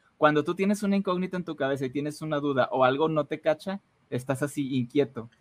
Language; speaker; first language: Spanish; native; Spanish